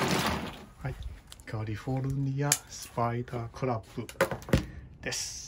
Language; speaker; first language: Japanese; non-native, fluent; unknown